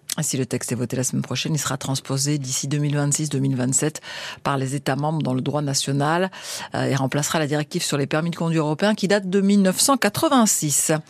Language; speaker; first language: French; native; French